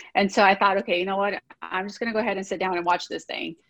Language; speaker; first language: English; early bilingual, other home language; Portuguese